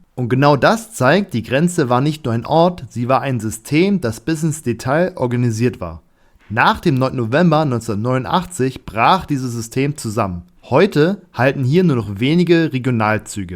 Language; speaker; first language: German; native; German